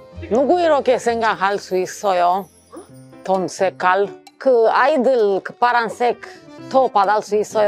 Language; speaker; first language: Korean; non-native, learner; Romanian